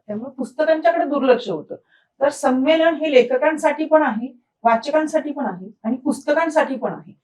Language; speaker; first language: Marathi; native; Marathi